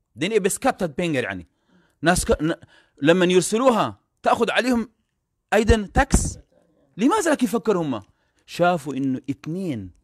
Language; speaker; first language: Arabic; non-native, fluent; Afar